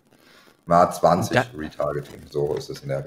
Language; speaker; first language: German; native; German